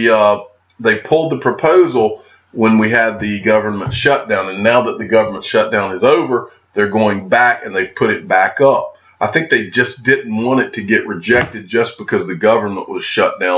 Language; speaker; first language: English; native; English